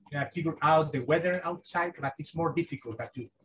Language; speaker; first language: English; non-native, fluent; Spanish